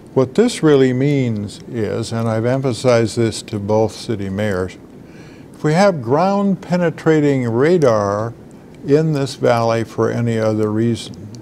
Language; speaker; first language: English; native; English